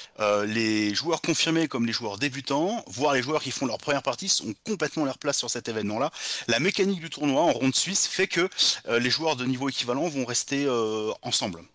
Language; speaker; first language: French; native; French